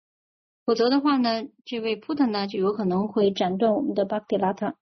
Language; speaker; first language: Chinese; native; Chinese